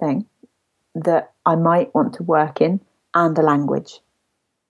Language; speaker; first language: English; native; English